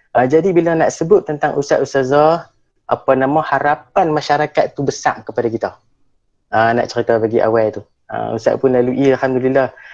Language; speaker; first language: Malay; native; Malay